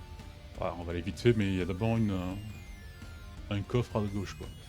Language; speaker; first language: French; native; French